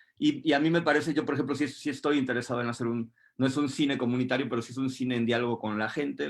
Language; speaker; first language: Spanish; native; Spanish